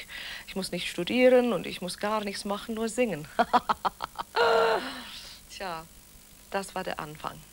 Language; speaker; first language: German; non-native, fluent; Welsh